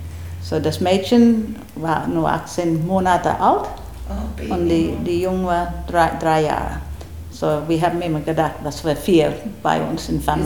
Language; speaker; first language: German; early bilingual, heritage; German